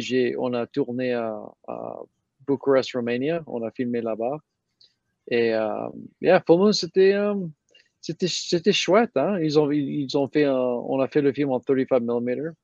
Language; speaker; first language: French; non-native, learner; English